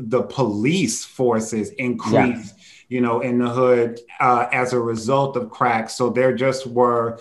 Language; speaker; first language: English; native; English